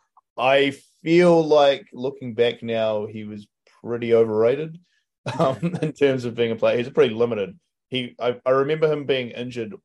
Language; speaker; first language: English; native; English